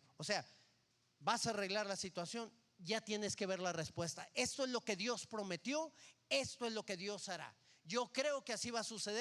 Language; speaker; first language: Spanish; native; Spanish